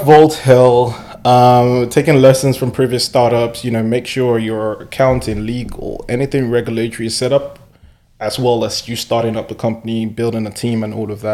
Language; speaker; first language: English; non-native, local second language; Yoruba